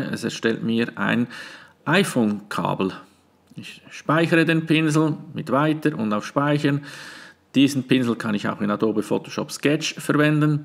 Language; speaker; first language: German; native; German